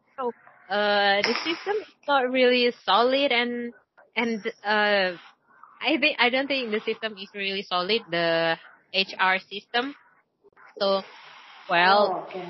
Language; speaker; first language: English; non-native, learner; Indonesian